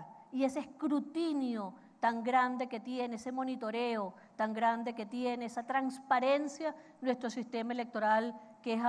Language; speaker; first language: Spanish; native; Spanish